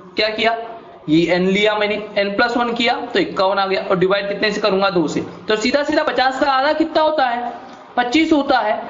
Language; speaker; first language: Hindi; non-native, local second language; Marathi